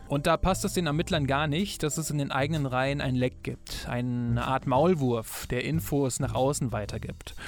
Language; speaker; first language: German; native; German